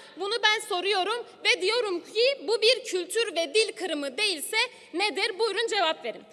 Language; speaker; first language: Turkish; non-native, local second language; Kurdish